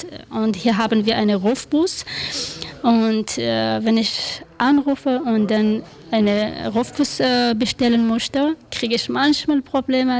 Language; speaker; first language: German; non-native, learner; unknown